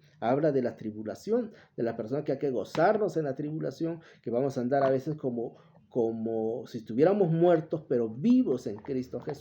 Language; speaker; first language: Spanish; native; Spanish